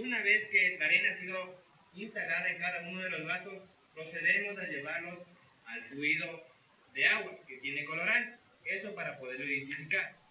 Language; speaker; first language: Spanish; native; Spanish